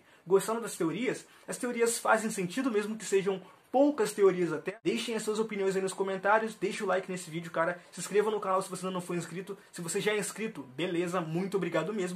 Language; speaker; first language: Portuguese; native; Portuguese